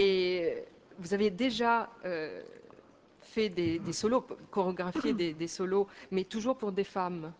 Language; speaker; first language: French; native; French